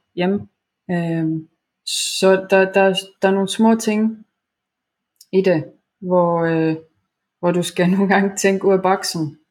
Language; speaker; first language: Danish; non-native, fluent; Estonian